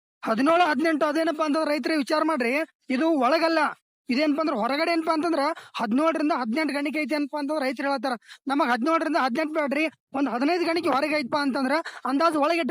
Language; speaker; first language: Kannada; native; Kannada